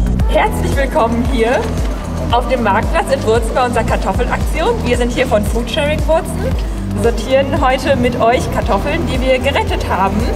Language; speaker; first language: German; native; German